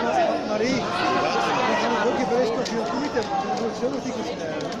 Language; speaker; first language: Dutch; native; Dutch